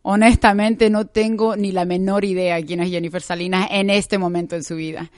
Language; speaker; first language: Spanish; early bilingual, heritage; Spanish